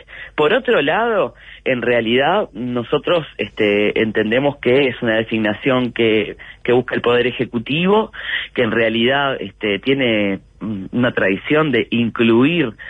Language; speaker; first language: Spanish; native; Spanish